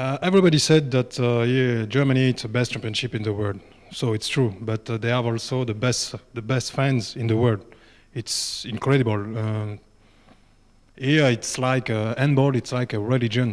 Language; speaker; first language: English; non-native, learner; French